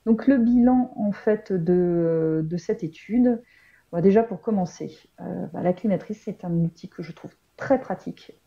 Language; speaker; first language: French; native; French